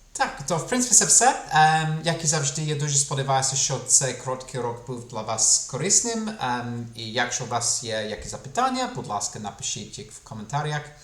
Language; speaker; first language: Ukrainian; non-native, fluent; English